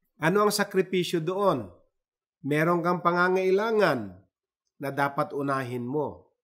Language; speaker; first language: Filipino; native; Filipino